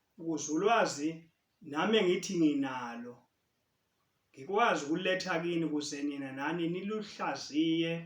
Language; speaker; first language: Zulu; native; Zulu